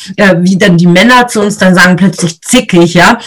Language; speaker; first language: German; native; German